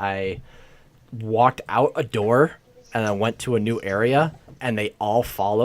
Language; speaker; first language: English; native; English